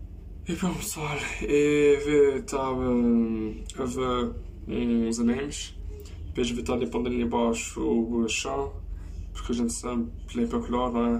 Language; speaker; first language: Portuguese; early bilingual, heritage; Portuguese